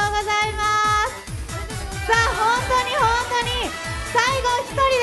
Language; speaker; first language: Japanese; native; Japanese